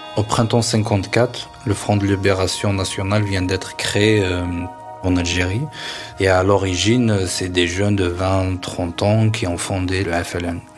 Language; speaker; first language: French; non-native, local second language; Kabyle